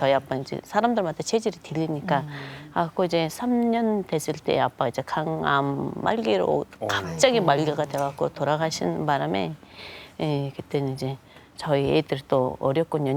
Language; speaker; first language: Korean; non-native, fluent; Mongolian